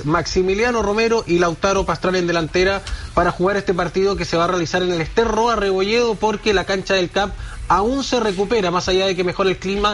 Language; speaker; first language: Spanish; native; Spanish